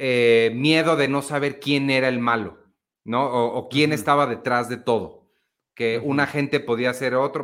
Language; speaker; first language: Spanish; native; Spanish